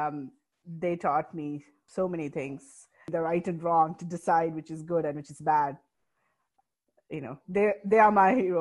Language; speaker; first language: English; non-native, local second language; Malayalam